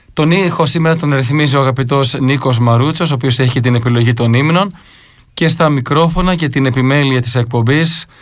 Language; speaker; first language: Greek; native; Greek